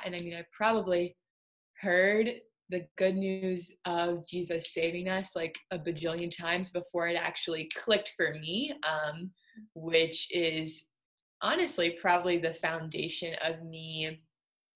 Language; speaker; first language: English; native; English